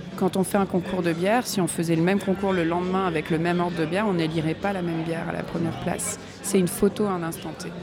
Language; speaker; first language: French; native; French